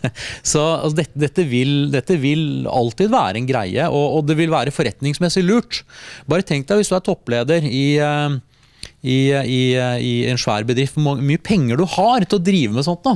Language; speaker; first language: Norwegian; native; Norwegian